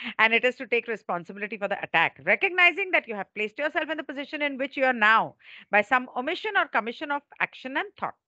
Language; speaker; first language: Hindi; native; Hindi